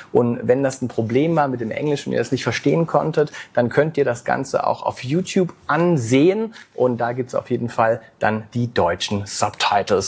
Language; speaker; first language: German; native; German